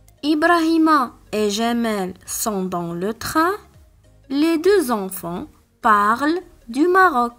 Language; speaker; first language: French; non-native, local second language; Arabic